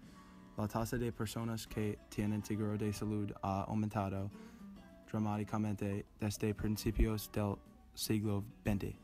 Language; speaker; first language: Spanish; non-native, learner; English